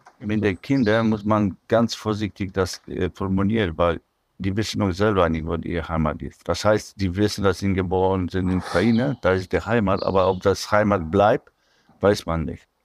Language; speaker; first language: German; non-native, fluent; Polish